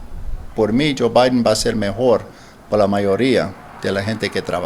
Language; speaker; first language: Spanish; non-native, learner; English